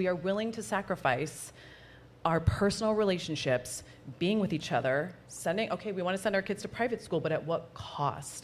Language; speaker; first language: English; native; English